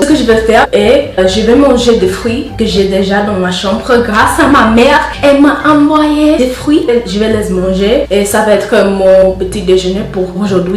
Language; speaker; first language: French; non-native, learner; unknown